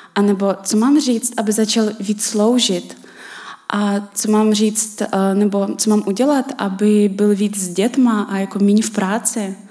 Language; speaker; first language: Czech; non-native, fluent; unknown